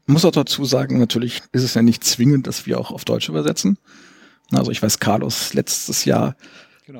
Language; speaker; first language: German; native; German